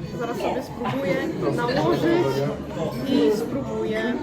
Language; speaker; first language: Polish; native; Polish